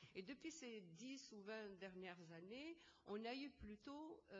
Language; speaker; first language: French; non-native, local second language; Arabic